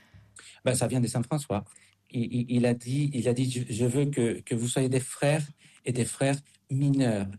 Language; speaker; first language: French; non-native, fluent; Spanish